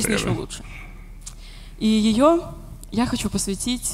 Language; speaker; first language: Russian; native; Russian